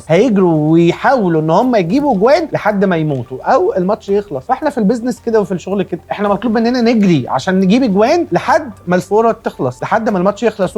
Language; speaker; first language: Arabic; native; Arabic